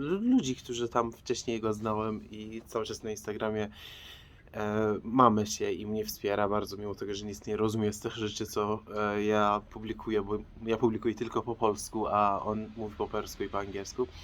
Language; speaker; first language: Polish; non-native, fluent; Persian